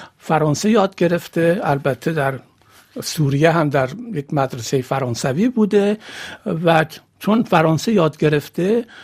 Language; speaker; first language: Persian; native; Persian